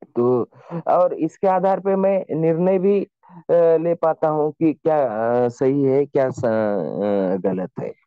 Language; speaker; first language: Hindi; non-native, local second language; Marathi